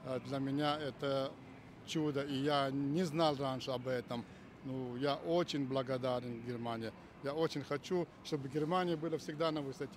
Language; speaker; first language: Russian; non-native, fluent; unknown